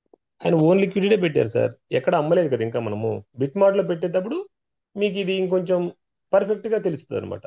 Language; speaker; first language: Telugu; native; Telugu